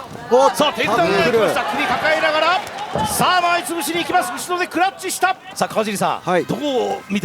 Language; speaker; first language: Japanese; native; Japanese